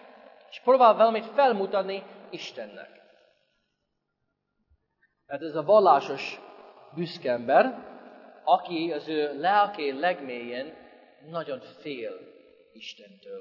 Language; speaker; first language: Hungarian; non-native, fluent; English